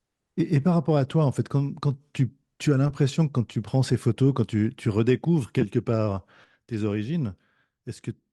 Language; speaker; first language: French; native; French